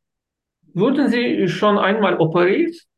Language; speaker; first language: German; non-native, learner; Turkish